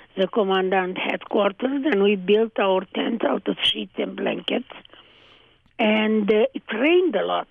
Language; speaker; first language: English; early bilingual, other home language; Hungarian